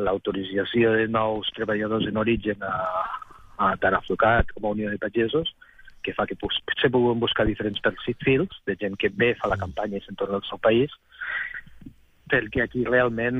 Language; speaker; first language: Catalan; native; Catalan